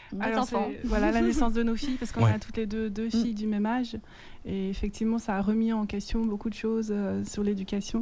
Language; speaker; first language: French; native; French